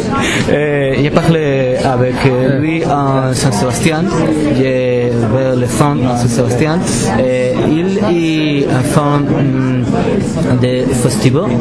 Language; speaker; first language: French; non-native, learner; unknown